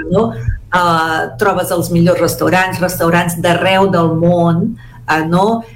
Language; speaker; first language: Catalan; early bilingual, heritage; Catalan